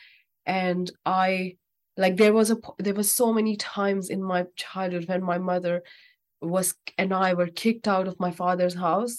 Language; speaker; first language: English; non-native, local second language; Urdu